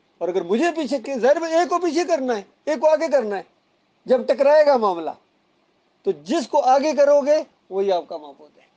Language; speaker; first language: Urdu; non-native, local second language; Punjabi